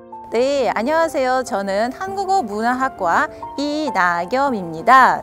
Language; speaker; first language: Korean; non-native, fluent; Russian